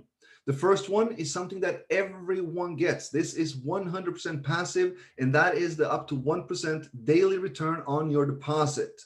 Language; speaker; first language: English; non-native, fluent; Swedish